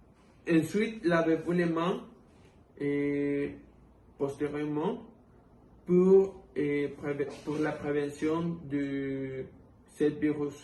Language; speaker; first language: French; non-native, fluent; Spanish